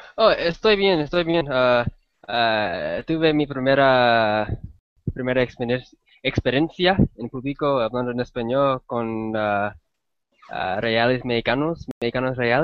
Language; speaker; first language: Spanish; non-native, learner; English